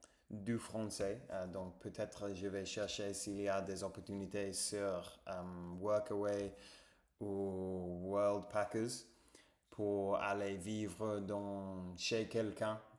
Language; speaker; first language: French; non-native, fluent; English